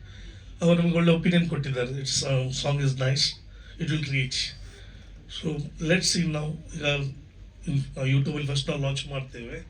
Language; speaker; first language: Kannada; non-native, local second language; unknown